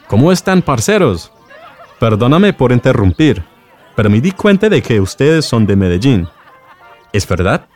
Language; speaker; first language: Spanish; non-native, fluent; English